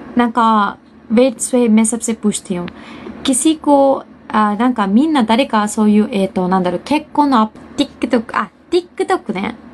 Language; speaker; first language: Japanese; non-native, fluent; Urdu